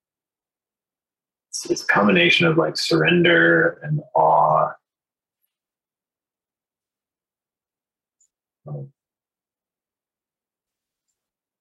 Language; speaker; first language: English; native; English